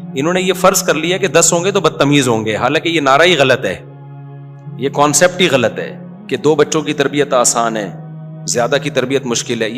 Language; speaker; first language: Urdu; native; Urdu